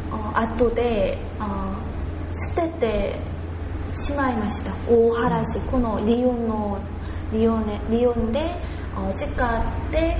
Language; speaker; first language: Japanese; non-native, learner; Korean